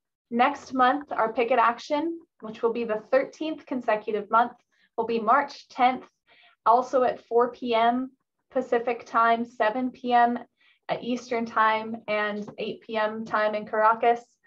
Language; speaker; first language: English; native; English